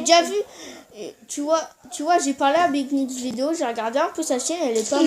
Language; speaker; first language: French; native; French